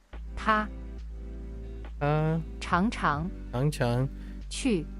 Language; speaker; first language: Chinese; non-native, learner; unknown